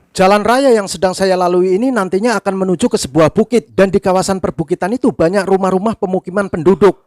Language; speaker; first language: Indonesian; native; Indonesian